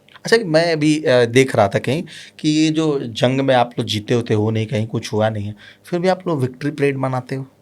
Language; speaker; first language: Hindi; native; Hindi